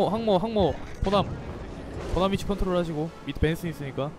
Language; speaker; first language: Korean; native; Korean